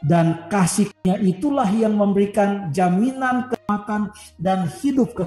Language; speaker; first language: Indonesian; native; Indonesian